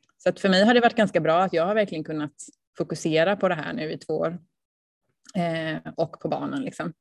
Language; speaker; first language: Swedish; native; Swedish